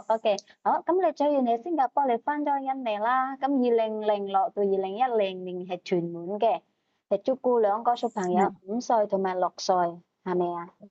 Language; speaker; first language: Cantonese; native; Cantonese